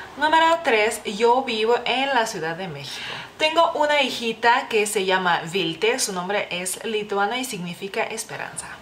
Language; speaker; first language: Spanish; non-native, fluent; Lithuanian